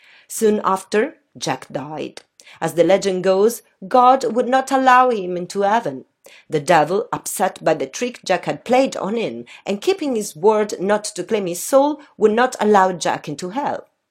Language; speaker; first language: English; non-native, fluent; Italian